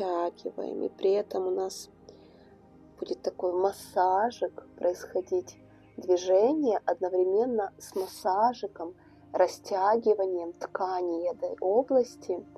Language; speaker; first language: Russian; native; Russian